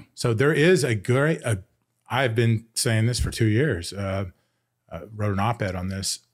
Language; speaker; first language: English; native; English